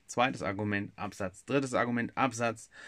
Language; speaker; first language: German; native; German